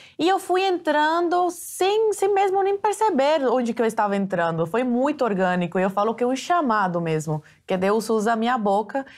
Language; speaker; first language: Portuguese; early bilingual, other home language; Spanish